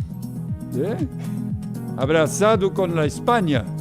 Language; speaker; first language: Spanish; non-native, learner; Portuguese